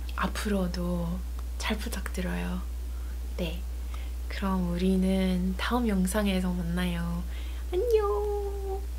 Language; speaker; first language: Korean; non-native, learner; English